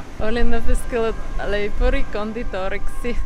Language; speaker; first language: Finnish; non-native, learner; Russian